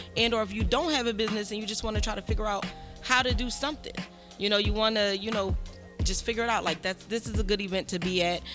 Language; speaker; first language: English; native; English